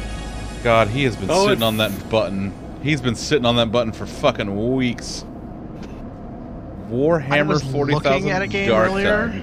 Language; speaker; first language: English; native; English